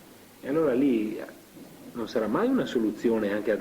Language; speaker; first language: Italian; native; Italian